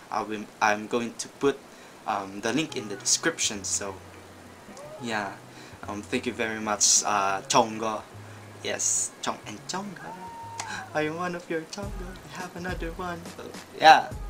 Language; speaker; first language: English; non-native, local second language; Filipino